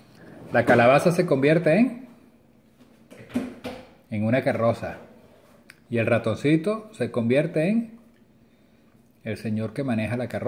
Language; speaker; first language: Spanish; native; Spanish